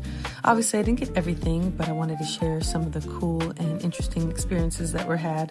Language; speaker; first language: English; native; English